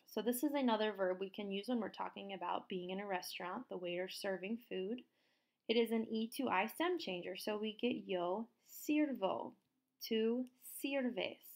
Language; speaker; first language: English; native; English